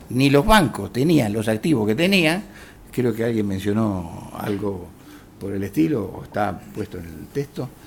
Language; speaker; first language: Spanish; native; Spanish